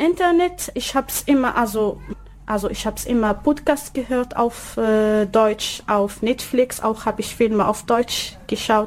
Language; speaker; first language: German; non-native, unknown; Arabic